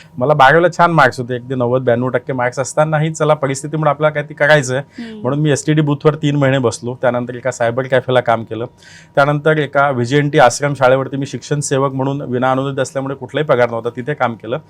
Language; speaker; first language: Marathi; native; Marathi